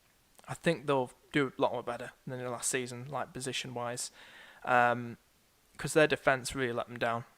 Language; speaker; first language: English; native; English